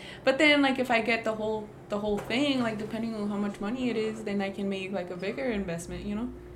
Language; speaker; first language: English; early bilingual, other home language; Spanish